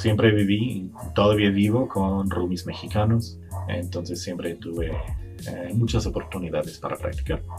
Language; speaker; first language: Spanish; non-native, fluent; English